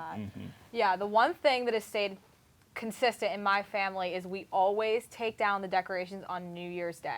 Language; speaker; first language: English; native; English